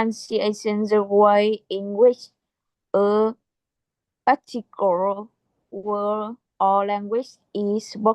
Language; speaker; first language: English; non-native, learner; Vietnamese